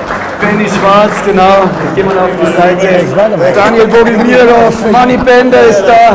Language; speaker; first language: German; native; German